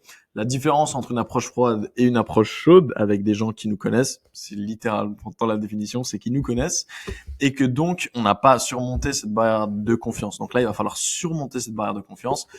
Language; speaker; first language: French; native; French